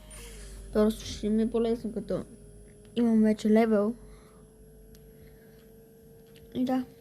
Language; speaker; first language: Bulgarian; native; Bulgarian